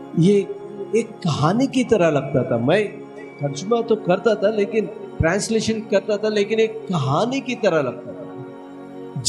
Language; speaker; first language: Hindi; non-native, local second language; Telugu